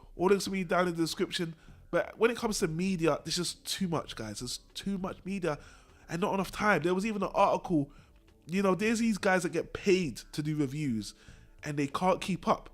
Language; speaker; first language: English; native; English